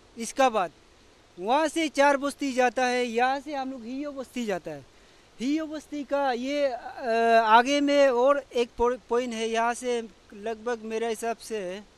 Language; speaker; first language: Hindi; non-native, local second language; Adi